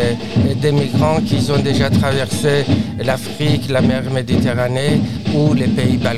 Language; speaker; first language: French; non-native, fluent; Persian